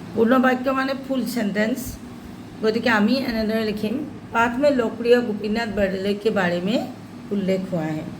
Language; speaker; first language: Hindi; non-native, local second language; Assamese